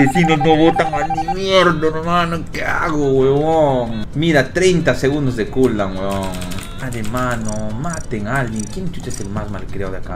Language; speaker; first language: Spanish; native; Spanish